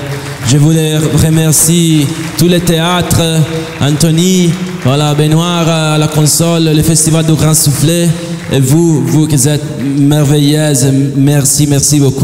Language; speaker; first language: French; non-native, learner; Italian